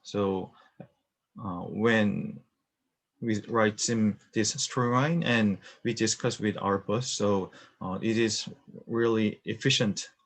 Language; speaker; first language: English; non-native, learner; Korean